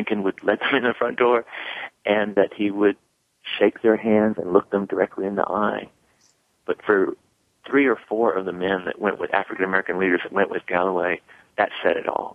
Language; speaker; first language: English; native; English